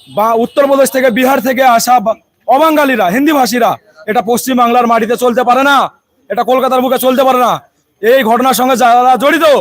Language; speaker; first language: Bangla; native; Bangla